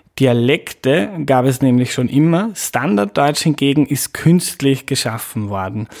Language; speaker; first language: German; native; German